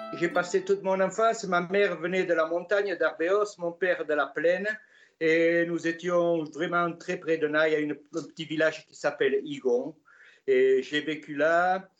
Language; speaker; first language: French; native; French